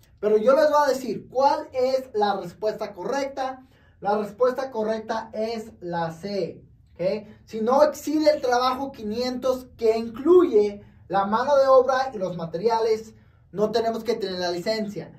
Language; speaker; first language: Spanish; native; Spanish